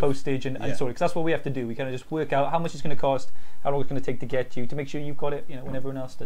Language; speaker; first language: English; native; English